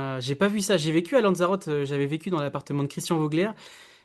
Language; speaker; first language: French; native; French